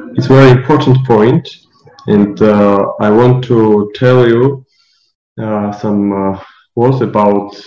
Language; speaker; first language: English; non-native, learner; Georgian